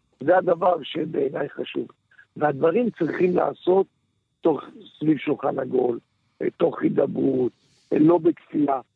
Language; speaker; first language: Hebrew; native; Hebrew